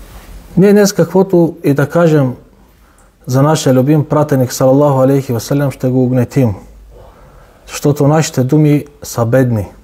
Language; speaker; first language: Bulgarian; non-native, local second language; Turkish